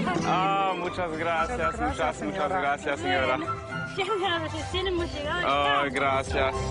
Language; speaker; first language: Spanish; non-native, learner; French